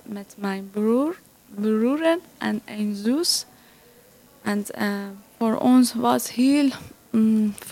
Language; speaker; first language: Dutch; non-native, learner; Persian